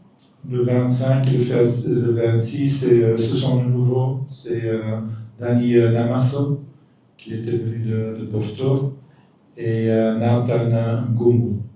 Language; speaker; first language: French; non-native, local second language; Dutch